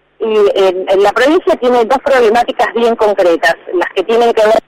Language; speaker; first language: Spanish; native; Spanish